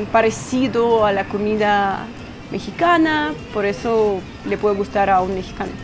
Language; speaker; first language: Spanish; non-native, fluent; Russian